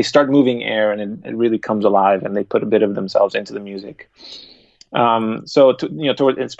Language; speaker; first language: English; non-native, fluent; Spanish